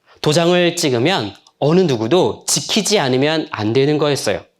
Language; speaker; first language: Korean; native; Korean